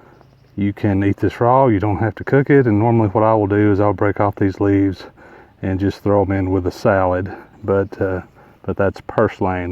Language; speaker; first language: English; native; English